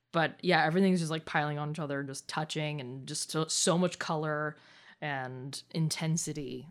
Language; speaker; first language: English; early bilingual, other home language; Russian